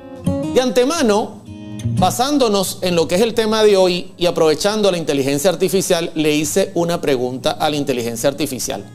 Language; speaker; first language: Spanish; native; Spanish